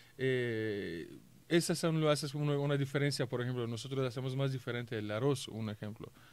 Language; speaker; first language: Spanish; non-native, fluent; Turkish